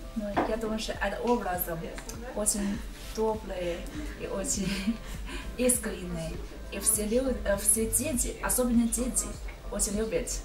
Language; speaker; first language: Russian; non-native, learner; Chinese